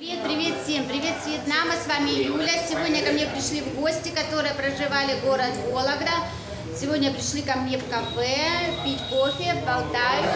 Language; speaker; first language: Russian; non-native, learner; Vietnamese